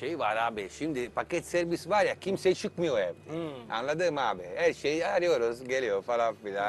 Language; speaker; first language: Turkish; non-native, learner; Italian